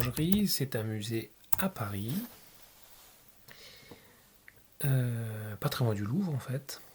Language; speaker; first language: French; native; French